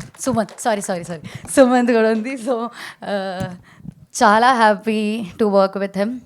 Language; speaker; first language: Telugu; non-native, learner; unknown